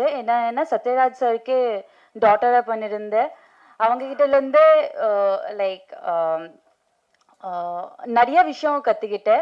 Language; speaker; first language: Tamil; non-native, fluent; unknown